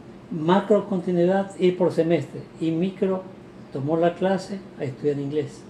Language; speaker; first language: Spanish; native; Spanish